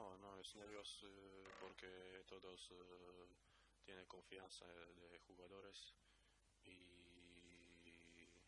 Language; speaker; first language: Spanish; non-native, learner; Croatian